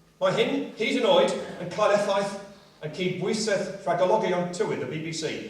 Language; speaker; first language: Welsh; non-native, local second language; English